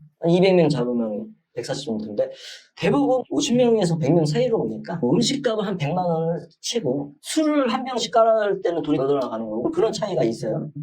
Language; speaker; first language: Korean; native; Korean